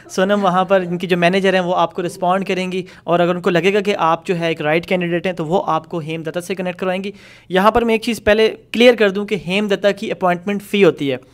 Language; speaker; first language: Urdu; native; Urdu